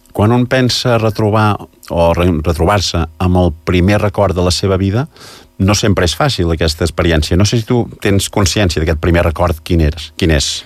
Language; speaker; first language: Catalan; native; Catalan